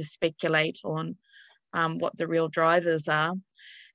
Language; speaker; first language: English; native; English